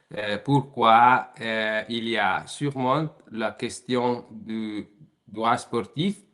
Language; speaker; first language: French; non-native, learner; Italian